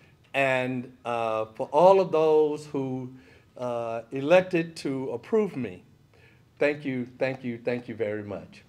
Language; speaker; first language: English; native; English